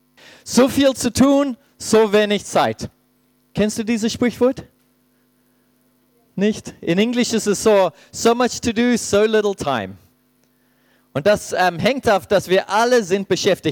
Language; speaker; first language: German; non-native, fluent; English